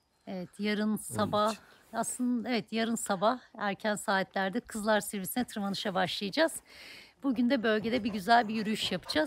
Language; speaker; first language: Turkish; native; Turkish